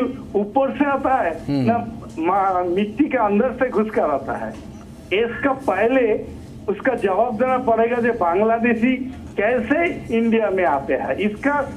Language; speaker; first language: Hindi; non-native, local second language; Bangla